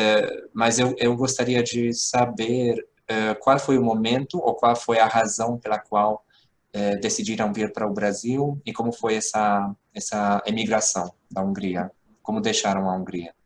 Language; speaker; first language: Portuguese; non-native, fluent; Hungarian